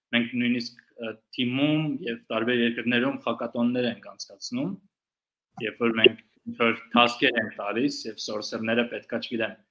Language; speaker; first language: Armenian; early bilingual, heritage; Armenian